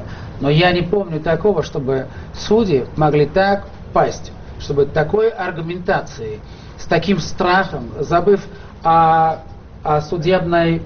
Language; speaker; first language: Russian; native; Russian